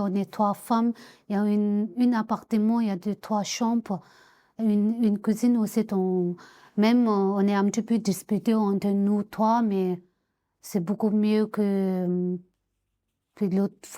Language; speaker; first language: French; non-native, learner; Tibetan